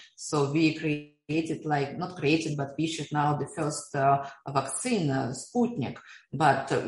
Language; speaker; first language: English; non-native, fluent; Russian